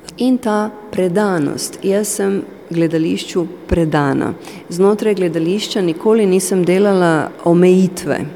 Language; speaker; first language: Slovenian; non-native, fluent; Romanian